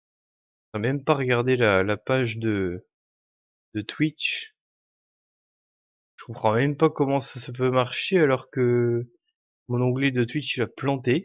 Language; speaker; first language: French; native; French